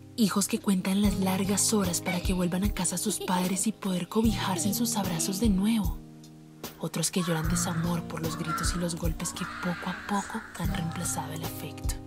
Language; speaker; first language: Spanish; native; Spanish